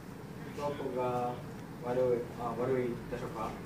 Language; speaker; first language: Japanese; non-native, learner; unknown